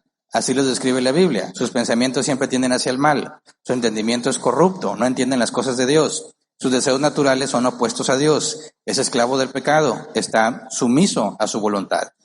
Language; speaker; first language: Spanish; native; Spanish